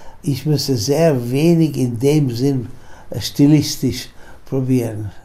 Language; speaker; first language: German; non-native, fluent; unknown